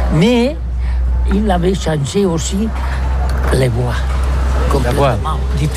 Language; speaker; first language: French; non-native, learner; Catalan